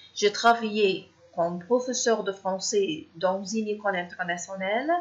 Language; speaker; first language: French; non-native, fluent; Arabic